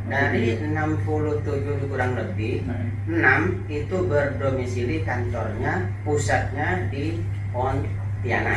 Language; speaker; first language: Indonesian; native; Indonesian